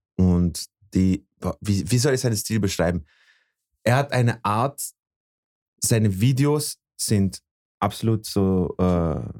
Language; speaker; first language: German; early bilingual, other home language; Bosnian